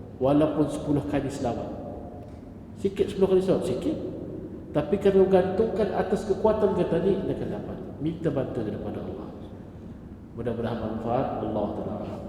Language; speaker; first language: Malay; native; Malay